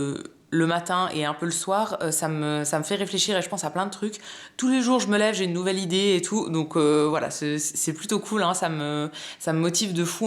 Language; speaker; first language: French; native; French